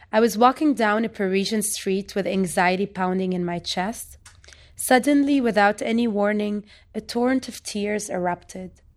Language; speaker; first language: English; non-native, fluent; Arabic